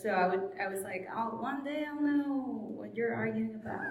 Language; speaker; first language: English; non-native, fluent; Spanish